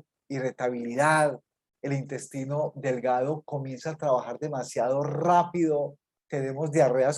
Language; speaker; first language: Spanish; native; Spanish